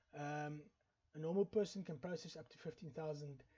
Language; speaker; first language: English; non-native, local second language; Afrikaans